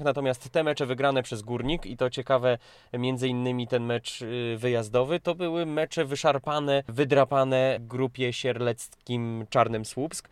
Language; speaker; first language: Polish; native; Polish